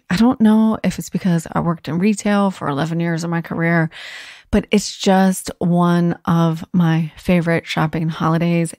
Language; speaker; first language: English; native; English